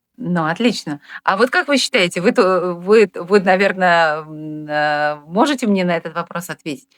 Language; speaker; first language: Russian; native; Russian